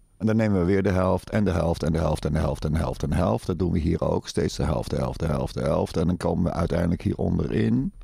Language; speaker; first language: Dutch; native; Dutch